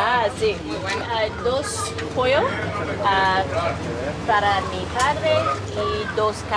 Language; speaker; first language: Spanish; non-native, learner; English